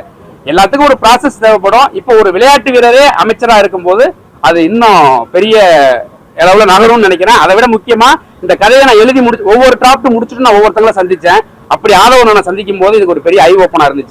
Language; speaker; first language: Tamil; native; Tamil